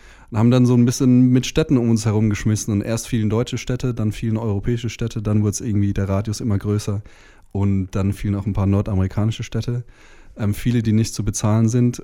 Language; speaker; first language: German; native; German